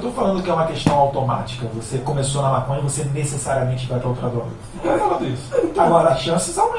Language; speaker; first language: Portuguese; native; Portuguese